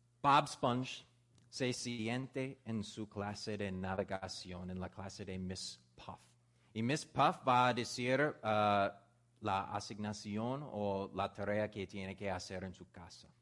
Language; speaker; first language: Spanish; non-native, learner; English